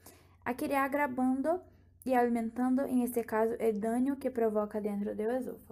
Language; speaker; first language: Portuguese; non-native, learner; Spanish